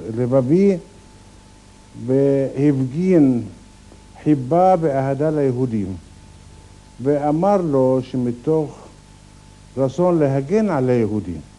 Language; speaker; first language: Hebrew; non-native, fluent; Arabic